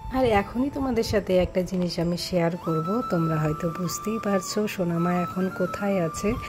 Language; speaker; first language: Bangla; non-native, local second language; Rangpuri